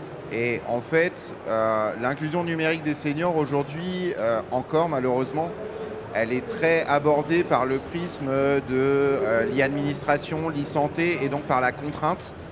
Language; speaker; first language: French; native; French